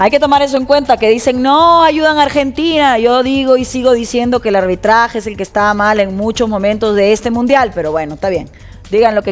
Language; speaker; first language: Spanish; native; Spanish